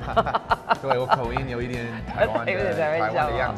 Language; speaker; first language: Chinese; non-native, fluent; English